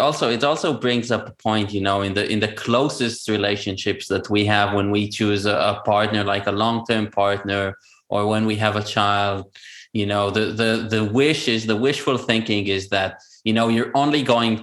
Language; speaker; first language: English; non-native, fluent; Hebrew